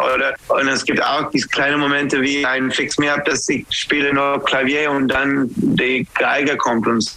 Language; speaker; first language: German; non-native, fluent; English